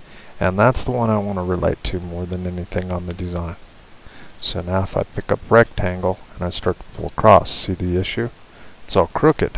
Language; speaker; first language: English; native; English